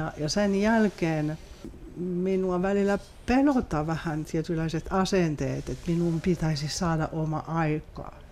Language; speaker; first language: Finnish; non-native, fluent; French